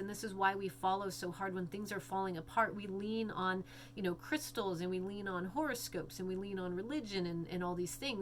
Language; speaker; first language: English; native; English